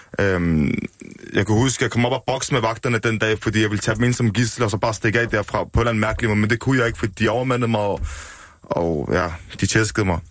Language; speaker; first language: Danish; early bilingual, other home language; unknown